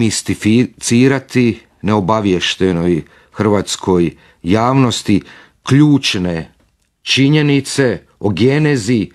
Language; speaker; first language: Croatian; native; Croatian